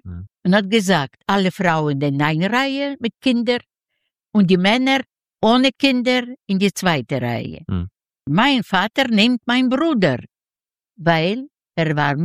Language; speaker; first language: German; non-native, fluent; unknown